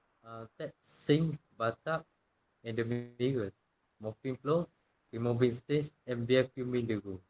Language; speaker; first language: English; non-native, local second language; Malay